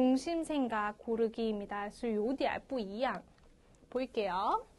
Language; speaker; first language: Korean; non-native, fluent; Chinese